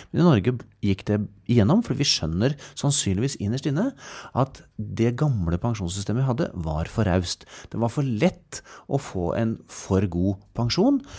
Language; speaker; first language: Norwegian; native; Norwegian